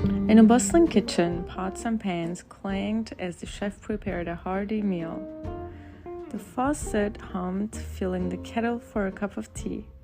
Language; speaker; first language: English; non-native, fluent; Turkish